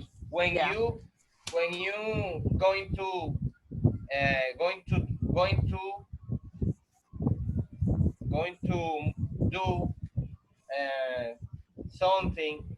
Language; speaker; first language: English; non-native, learner; Spanish